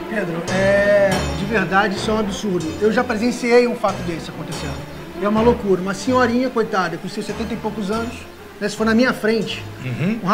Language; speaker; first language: Portuguese; native; Portuguese